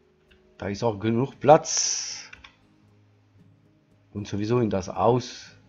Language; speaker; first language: German; non-native, learner; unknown